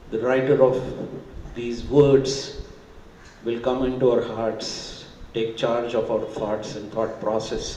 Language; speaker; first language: English; non-native, local second language; Marathi